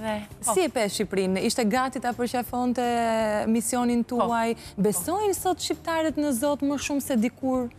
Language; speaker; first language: Albanian; native; Albanian